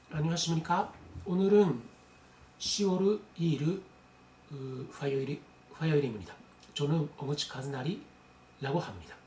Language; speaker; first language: Korean; non-native, learner; Japanese